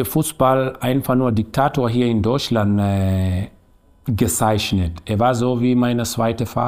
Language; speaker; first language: German; non-native, learner; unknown